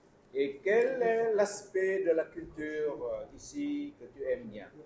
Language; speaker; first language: French; non-native, fluent; Vietnamese